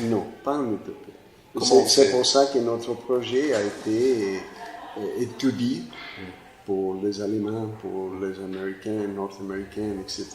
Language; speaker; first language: French; non-native, fluent; Spanish